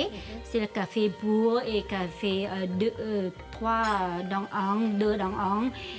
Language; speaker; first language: French; non-native, learner; Vietnamese